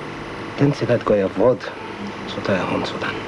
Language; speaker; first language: Danish; non-native, learner; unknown